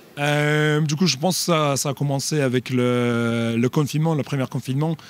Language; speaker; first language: French; non-native, fluent; English